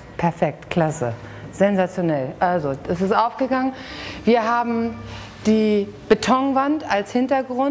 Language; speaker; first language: German; native; German